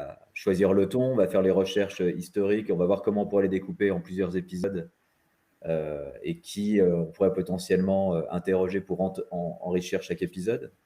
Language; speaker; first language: French; native; French